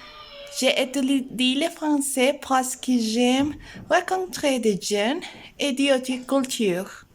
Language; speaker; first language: French; non-native, learner; Spanish